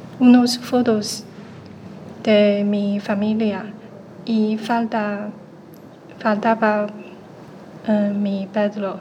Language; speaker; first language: Spanish; non-native, learner; Chinese